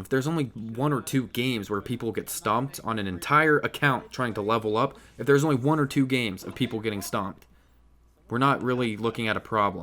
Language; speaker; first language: English; native; English